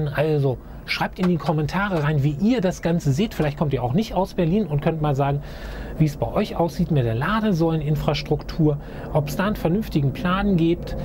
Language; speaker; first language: German; native; German